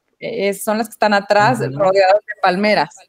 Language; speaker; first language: Spanish; native; Spanish